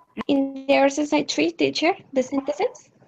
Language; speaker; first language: English; non-native, learner; Spanish